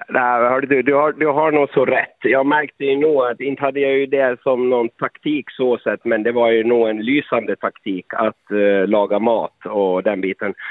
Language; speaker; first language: Swedish; native; Swedish